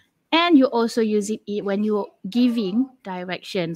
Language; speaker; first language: English; non-native, local second language; Malay